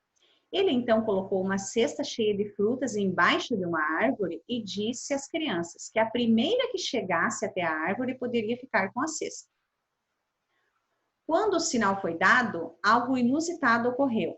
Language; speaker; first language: Portuguese; native; Portuguese